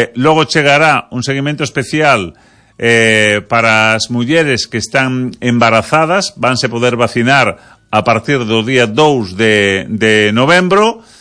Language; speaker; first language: Galician; native; Galician